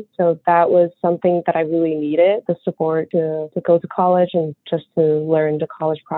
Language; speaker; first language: English; early bilingual, other home language; Chinese